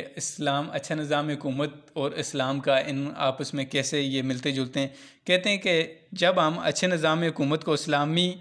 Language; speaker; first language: Urdu; non-native, local second language; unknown